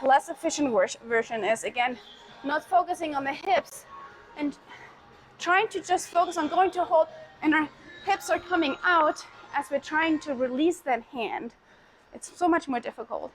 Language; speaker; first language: English; native; English